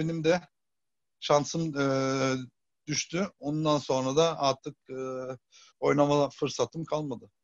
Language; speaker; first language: Turkish; early bilingual, heritage; Turkish